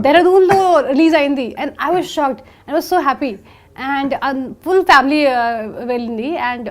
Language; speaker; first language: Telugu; non-native, local second language; Hindi